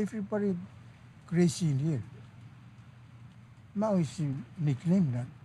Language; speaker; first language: English; non-native, learner; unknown